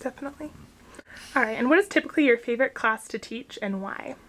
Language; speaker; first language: English; native; English